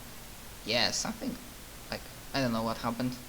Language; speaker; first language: English; non-native, fluent; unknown